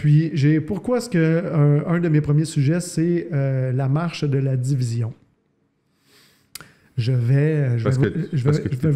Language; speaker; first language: French; native; French